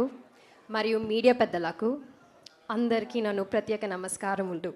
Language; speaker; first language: Telugu; non-native, learner; Malayalam